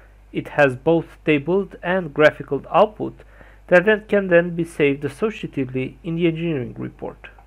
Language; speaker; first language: English; non-native, fluent; Romanian